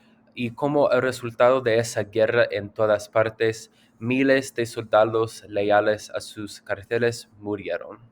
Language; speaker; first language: Spanish; non-native, learner; English